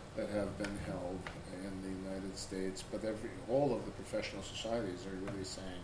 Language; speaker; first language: English; non-native, fluent; Russian